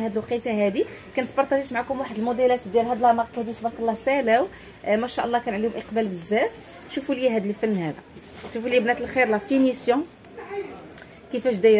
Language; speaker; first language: Arabic; native; Arabic